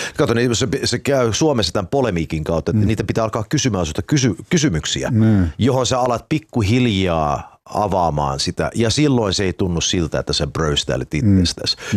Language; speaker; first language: Finnish; early bilingual, heritage; Finnish